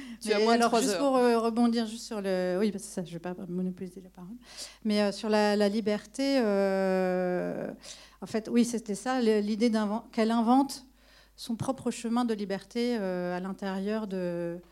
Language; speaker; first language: French; native; French